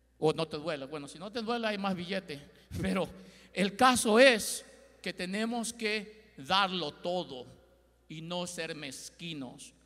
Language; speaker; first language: Spanish; early bilingual, heritage; Spanish